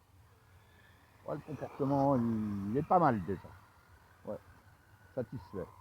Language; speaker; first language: French; native; French